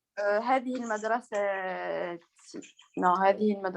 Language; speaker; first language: Arabic; non-native, learner; French